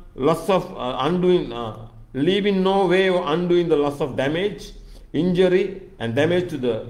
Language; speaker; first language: English; non-native, local second language; Sinhala